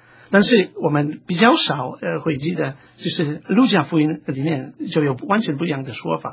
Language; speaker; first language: Chinese; non-native, fluent; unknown